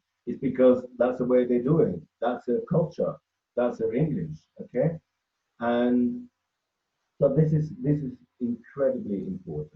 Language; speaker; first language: English; non-native, fluent; Spanish